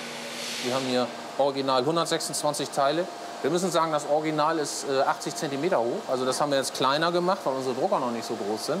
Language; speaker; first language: German; native; German